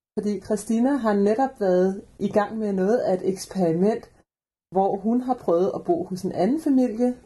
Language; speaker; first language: Danish; native; Danish